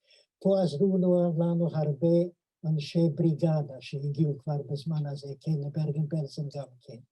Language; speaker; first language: Hebrew; non-native, fluent; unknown